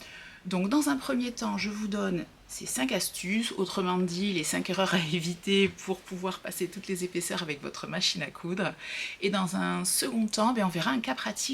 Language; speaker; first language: French; native; French